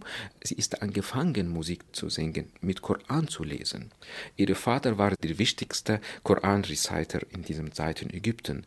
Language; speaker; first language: German; non-native, fluent; Arabic